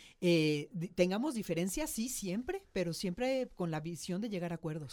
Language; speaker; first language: Spanish; native; Spanish